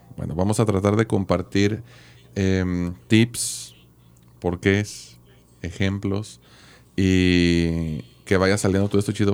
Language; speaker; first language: Spanish; native; Spanish